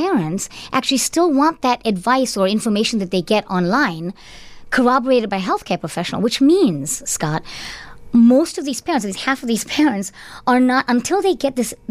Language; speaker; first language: English; non-native, local second language; Tamil